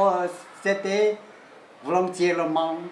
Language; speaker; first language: French; non-native, learner; Chinese